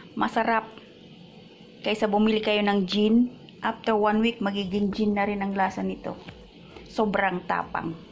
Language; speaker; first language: Filipino; non-native, local second language; Iloko